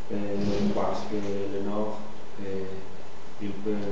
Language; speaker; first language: French; non-native, learner; Spanish